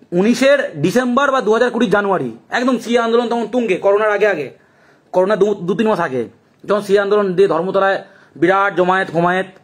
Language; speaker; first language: Bangla; native; Bangla